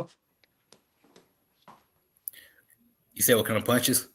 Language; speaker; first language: English; native; English